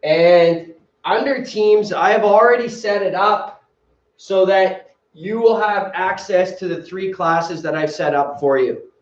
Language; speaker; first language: English; native; English